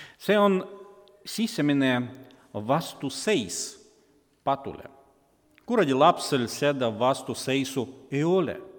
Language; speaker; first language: Estonian; non-native, local second language; Russian